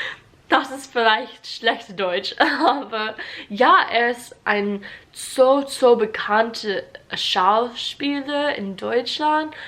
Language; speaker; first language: German; non-native, learner; English